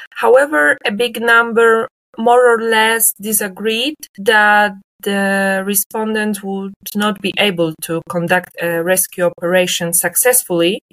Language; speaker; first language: English; non-native, fluent; Polish